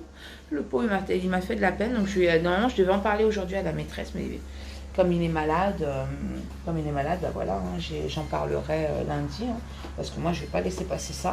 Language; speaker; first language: French; native; French